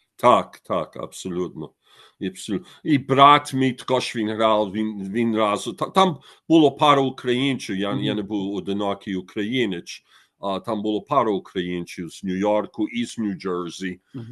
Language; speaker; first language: Ukrainian; early bilingual, heritage; Ukrainian